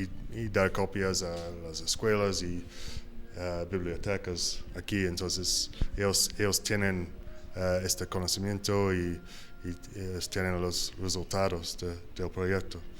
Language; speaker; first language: Spanish; non-native, learner; English